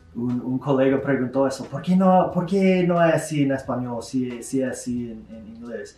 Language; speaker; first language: Portuguese; non-native, learner; English